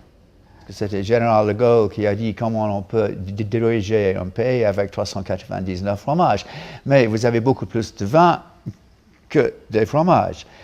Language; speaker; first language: French; non-native, fluent; English